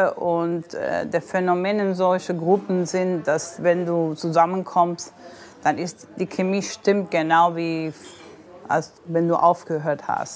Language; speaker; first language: German; non-native, fluent; English